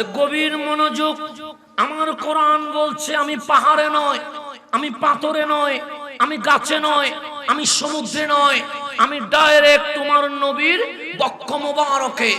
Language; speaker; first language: Bangla; non-native, local second language; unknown